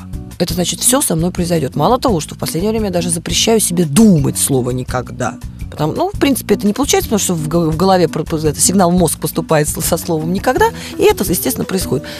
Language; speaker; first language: Russian; native; Russian